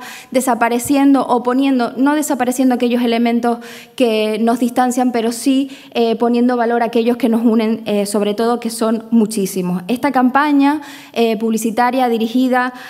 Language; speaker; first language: Spanish; native; Spanish